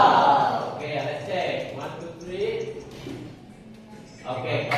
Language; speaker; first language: English; non-native, learner; Indonesian